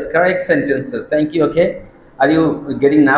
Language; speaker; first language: English; non-native, fluent; Bangla